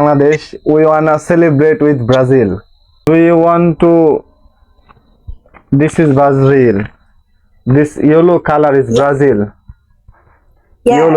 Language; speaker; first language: English; non-native, local second language; Bangla